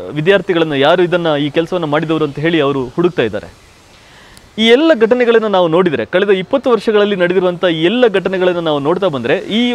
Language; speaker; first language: Kannada; native; Kannada